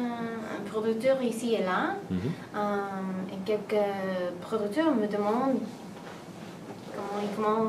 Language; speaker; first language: French; non-native, learner; English